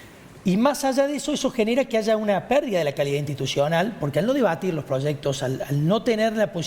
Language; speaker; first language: Spanish; native; Spanish